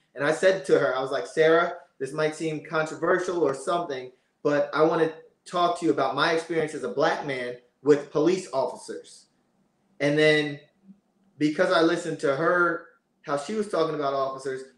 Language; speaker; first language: English; native; English